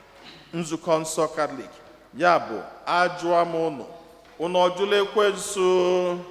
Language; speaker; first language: Igbo; native; Igbo